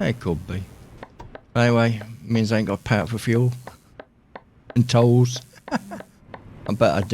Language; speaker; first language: English; native; English